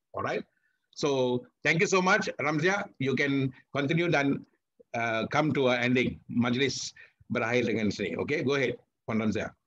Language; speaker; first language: Malay; non-native, local second language; Tamil